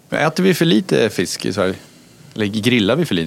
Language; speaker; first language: Swedish; native; Swedish